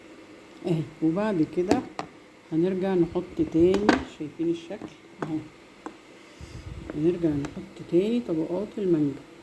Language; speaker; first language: Arabic; native; Arabic